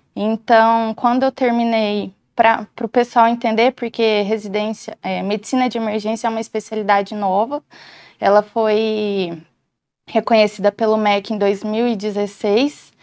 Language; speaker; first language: Portuguese; native; Portuguese